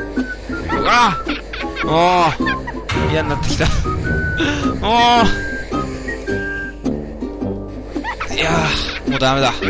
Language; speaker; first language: Japanese; native; Japanese